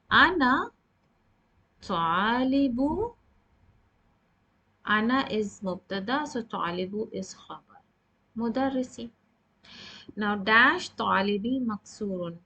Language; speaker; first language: Arabic; non-native, fluent; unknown